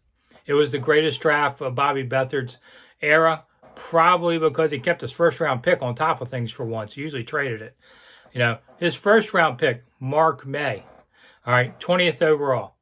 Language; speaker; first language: English; native; English